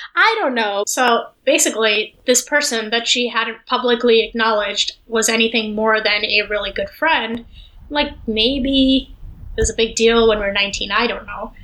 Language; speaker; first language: English; non-native, local second language; Hindi